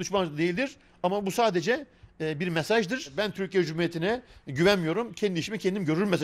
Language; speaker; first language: Turkish; native; Turkish